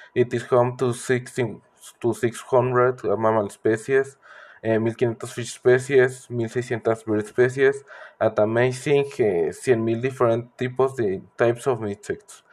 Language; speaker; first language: English; non-native, learner; Spanish